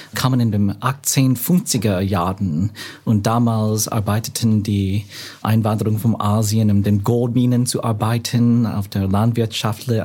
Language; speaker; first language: German; non-native, learner; English